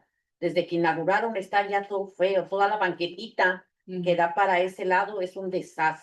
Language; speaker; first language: Spanish; native; Spanish